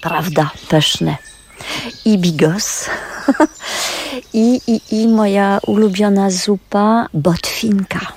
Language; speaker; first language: Polish; non-native, learner; French